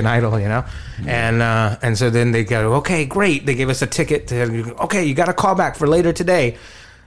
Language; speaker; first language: English; native; English